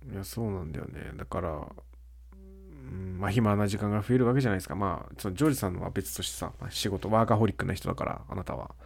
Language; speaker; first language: Japanese; early bilingual, other home language; Portuguese